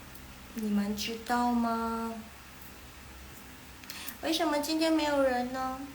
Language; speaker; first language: Chinese; non-native, fluent; Indonesian